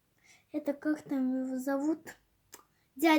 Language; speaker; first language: Russian; native; Russian